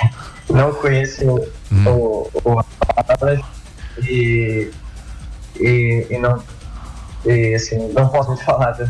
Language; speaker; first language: Portuguese; native; Portuguese